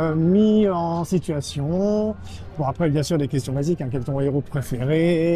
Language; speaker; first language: French; native; French